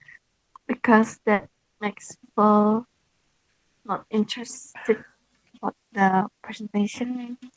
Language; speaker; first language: English; non-native, learner; Indonesian